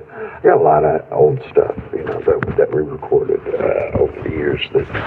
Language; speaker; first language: English; native; English